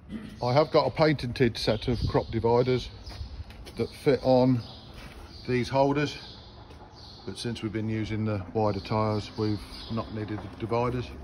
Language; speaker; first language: English; native; English